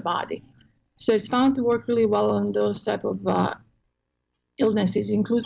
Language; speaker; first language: English; non-native, fluent; Croatian